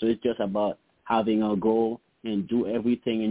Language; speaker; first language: English; non-native, fluent; Haitian Creole